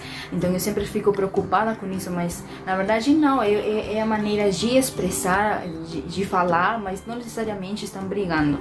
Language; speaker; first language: Portuguese; non-native, fluent; Spanish